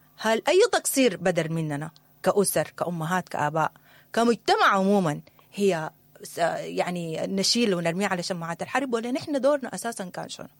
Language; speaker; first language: Arabic; native; Arabic